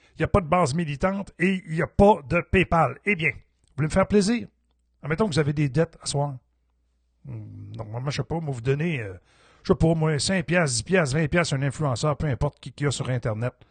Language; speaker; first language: French; native; French